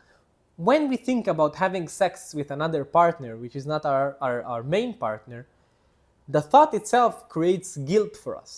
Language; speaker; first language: English; non-native, fluent; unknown